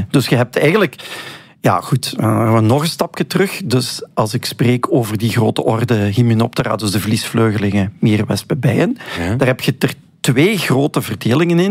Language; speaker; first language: Dutch; native; Dutch